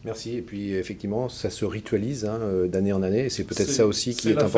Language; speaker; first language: French; native; French